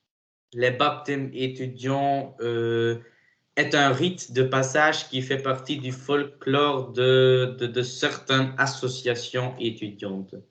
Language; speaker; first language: French; non-native, learner; Dutch